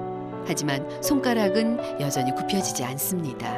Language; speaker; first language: Korean; native; Korean